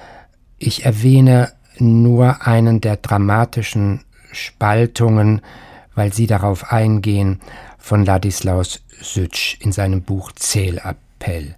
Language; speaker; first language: German; native; German